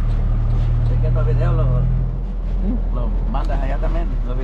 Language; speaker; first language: Spanish; native; Spanish